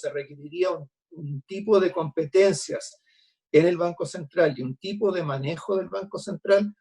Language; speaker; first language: Spanish; native; Spanish